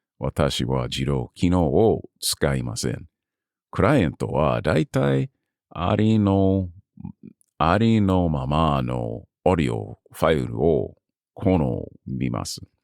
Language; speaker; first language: Japanese; non-native, learner; English